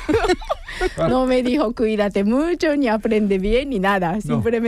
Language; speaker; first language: Spanish; non-native, fluent; Japanese